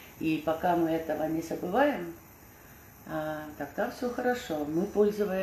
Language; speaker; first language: Russian; non-native, fluent; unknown